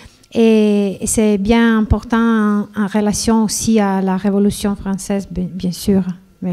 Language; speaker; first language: French; non-native, fluent; Italian